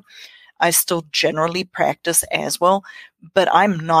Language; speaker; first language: English; non-native, local second language; Afrikaans